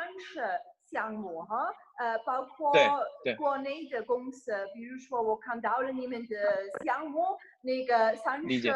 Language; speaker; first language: Chinese; non-native, fluent; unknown